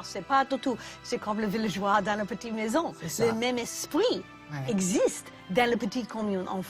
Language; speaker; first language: French; non-native, learner; English